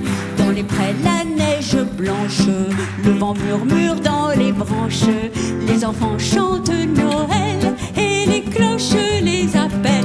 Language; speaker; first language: French; native; French